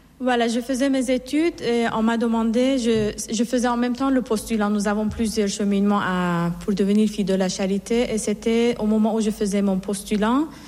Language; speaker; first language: French; non-native, fluent; Persian